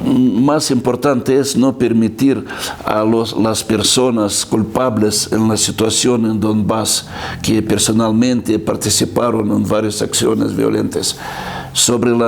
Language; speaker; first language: Spanish; non-native, fluent; Russian